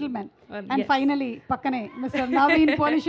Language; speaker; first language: Telugu; native; Telugu